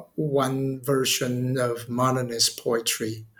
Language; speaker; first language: English; non-native, fluent; Chinese